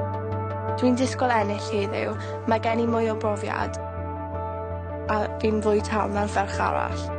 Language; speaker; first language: Welsh; non-native, local second language; English